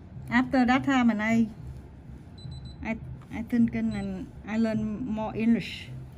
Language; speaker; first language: English; non-native, learner; Vietnamese